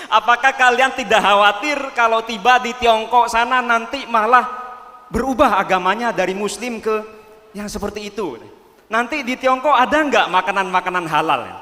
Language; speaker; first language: Indonesian; non-native, local second language; Madurese